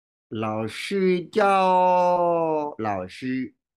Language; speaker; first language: Chinese; non-native, learner; Swahili